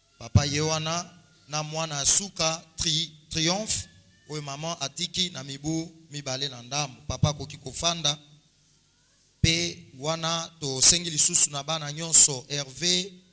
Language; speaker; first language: Lingala; native; Lingala